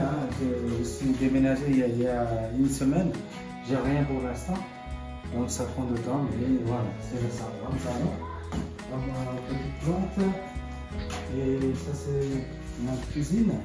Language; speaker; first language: French; non-native, fluent; Nepali